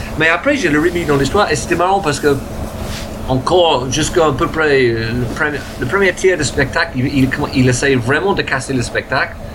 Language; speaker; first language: French; non-native, fluent; English